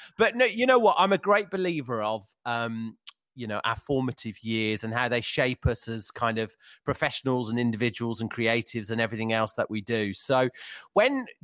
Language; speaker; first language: English; native; English